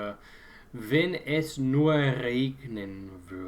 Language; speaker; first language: German; non-native, fluent; English